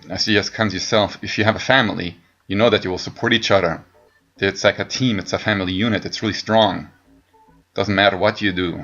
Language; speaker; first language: English; non-native, fluent; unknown